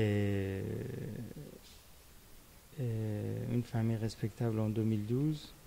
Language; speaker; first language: French; non-native, fluent; Persian